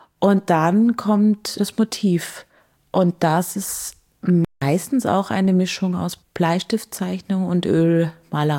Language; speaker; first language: German; native; German